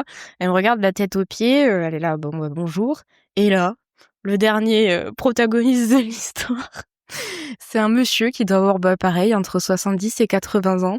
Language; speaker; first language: French; native; French